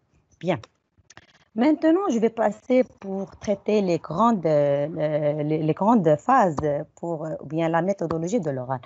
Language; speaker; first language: French; non-native, local second language; Arabic